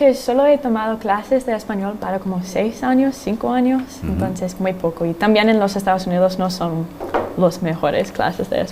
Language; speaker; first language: Spanish; non-native, fluent; English